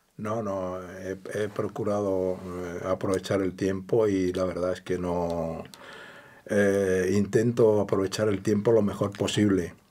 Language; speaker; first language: Spanish; native; Spanish